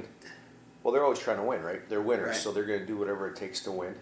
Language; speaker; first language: English; native; English